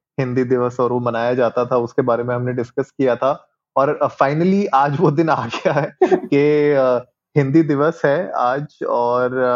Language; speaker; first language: Hindi; native; Hindi